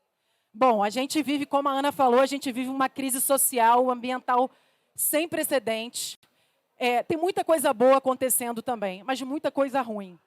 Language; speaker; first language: Portuguese; native; Portuguese